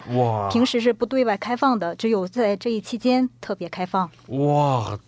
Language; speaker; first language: Chinese; native; Chinese